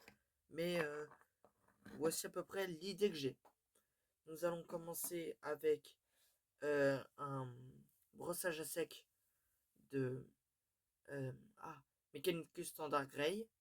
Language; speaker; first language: French; native; French